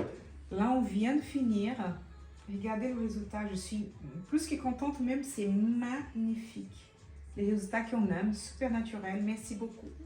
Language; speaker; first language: French; non-native, fluent; Portuguese